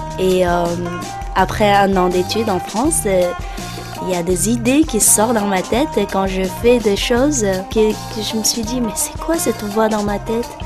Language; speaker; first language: French; non-native, fluent; Uyghur